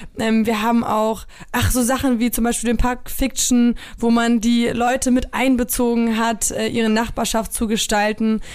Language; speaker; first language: German; early bilingual, other home language; Polish